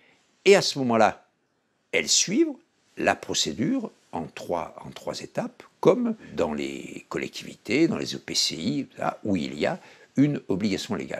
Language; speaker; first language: French; native; French